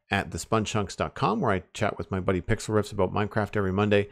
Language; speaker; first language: English; native; English